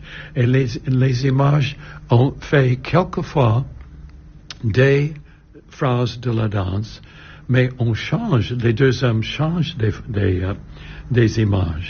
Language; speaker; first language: French; non-native, learner; English